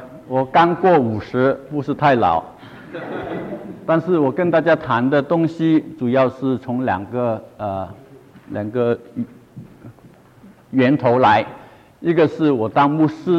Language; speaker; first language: Chinese; non-native, local second language; Cantonese